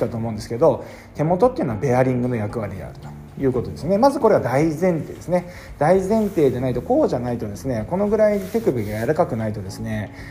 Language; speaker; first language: Japanese; native; Japanese